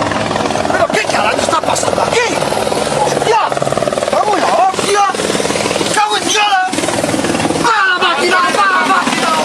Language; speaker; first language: Spanish; native; Spanish